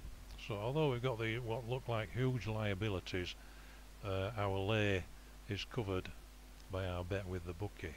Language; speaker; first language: English; native; English